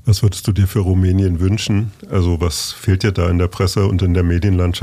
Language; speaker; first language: German; native; German